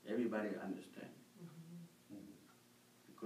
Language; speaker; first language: English; non-native, learner; Spanish